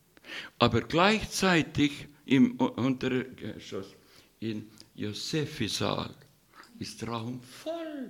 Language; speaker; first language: German; non-native, fluent; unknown